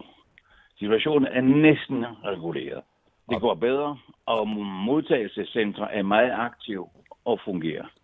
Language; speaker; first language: Danish; non-native, fluent; Italian